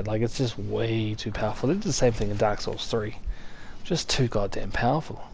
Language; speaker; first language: English; native; English